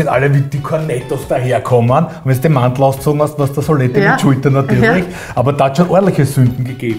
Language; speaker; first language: German; native; German